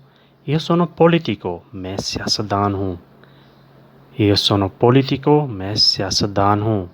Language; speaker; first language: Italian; non-native, learner; Urdu